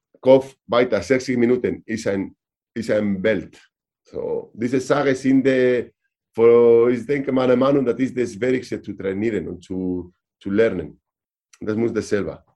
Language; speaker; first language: German; non-native, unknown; Spanish